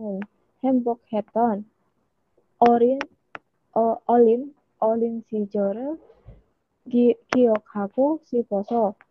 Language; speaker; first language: Korean; non-native, learner; Indonesian